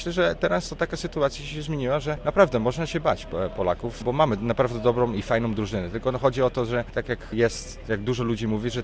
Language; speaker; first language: Polish; early bilingual, heritage; Polish